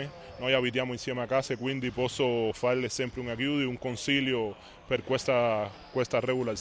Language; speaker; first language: Italian; non-native, fluent; Spanish